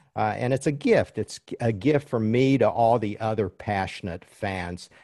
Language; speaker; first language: English; early bilingual, other home language; Chinese